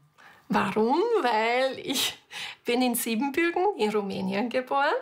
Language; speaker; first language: German; non-native, fluent; Hungarian